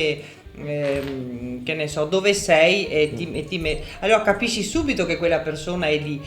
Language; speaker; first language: Italian; native; Italian